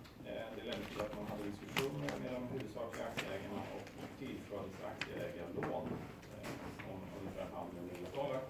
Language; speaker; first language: Swedish; native; Swedish